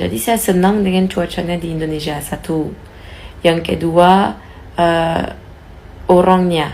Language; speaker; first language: Indonesian; non-native, fluent; French